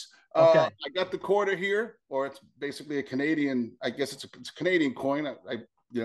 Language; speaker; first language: English; native; English